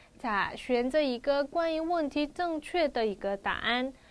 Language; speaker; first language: Chinese; non-native, fluent; Korean